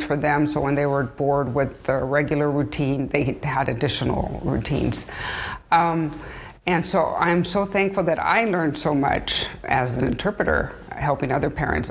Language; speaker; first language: English; early bilingual, other home language; Spanish